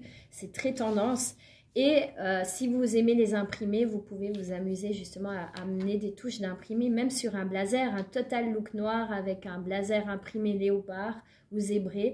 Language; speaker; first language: French; native; French